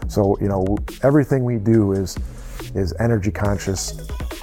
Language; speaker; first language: English; native; English